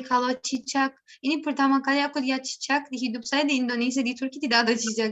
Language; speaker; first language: Indonesian; non-native, learner; Turkish